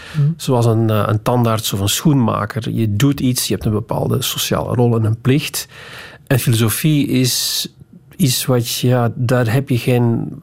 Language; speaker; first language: Dutch; native; Dutch